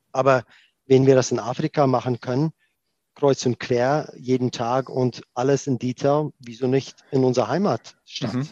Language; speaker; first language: German; non-native, fluent; Afrikaans